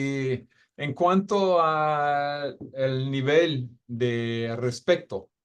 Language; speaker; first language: Spanish; non-native, fluent; English